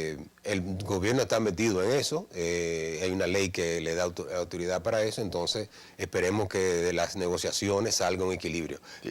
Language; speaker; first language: Spanish; native; Spanish